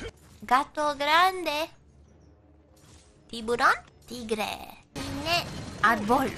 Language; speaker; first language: Spanish; non-native, learner; English